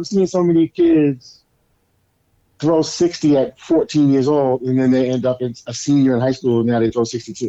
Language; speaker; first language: English; native; English